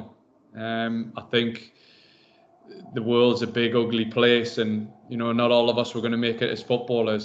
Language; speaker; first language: English; native; English